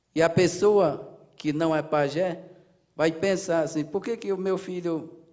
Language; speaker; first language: Portuguese; non-native, local second language; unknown